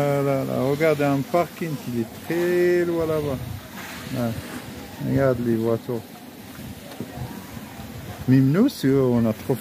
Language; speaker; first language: French; non-native, fluent; Arabic